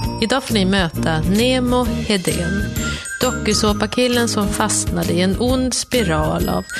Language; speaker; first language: Swedish; native; Swedish